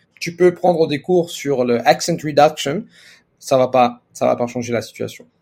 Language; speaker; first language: French; non-native, fluent; Italian